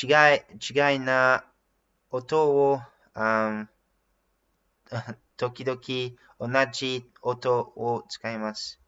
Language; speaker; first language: Japanese; non-native, learner; English